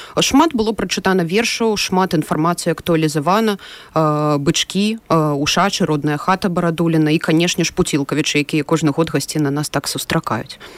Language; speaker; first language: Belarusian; native; Belarusian